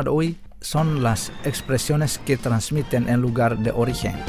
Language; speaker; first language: Spanish; non-native, fluent; Indonesian